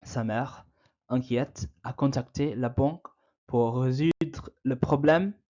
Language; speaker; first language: French; non-native, learner; English